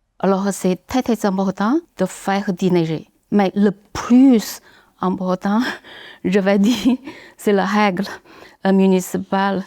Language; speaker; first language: French; non-native, learner; Chinese